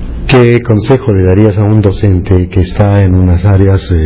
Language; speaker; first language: Spanish; native; Spanish